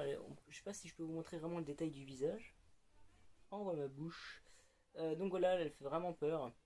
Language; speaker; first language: French; native; French